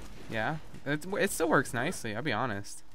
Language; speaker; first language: English; native; English